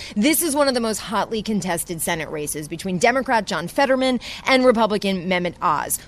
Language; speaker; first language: English; native; English